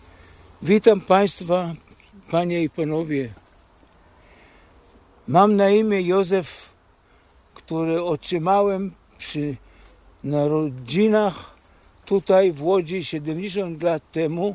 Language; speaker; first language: Polish; early bilingual, heritage; Polish